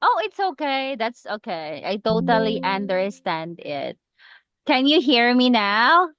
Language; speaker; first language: English; non-native, local second language; Cebuano